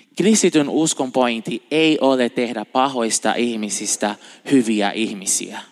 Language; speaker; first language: Finnish; non-native, fluent; Portuguese